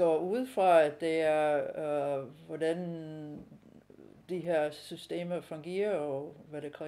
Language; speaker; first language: Danish; non-native, fluent; English